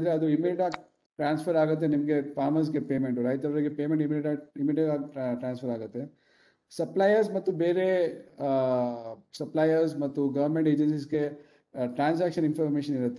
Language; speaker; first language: Kannada; non-native, local second language; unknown